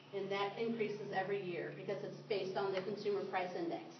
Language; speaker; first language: English; native; English